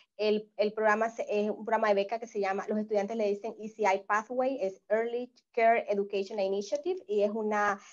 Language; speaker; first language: Spanish; native; Spanish